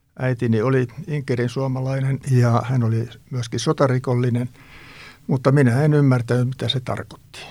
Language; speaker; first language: Finnish; native; Finnish